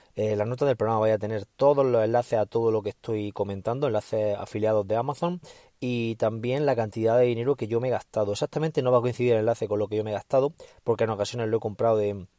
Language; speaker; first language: Spanish; native; Spanish